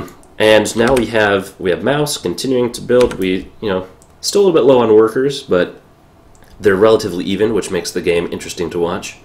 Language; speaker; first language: English; native; English